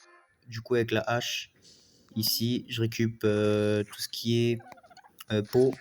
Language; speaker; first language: French; native; French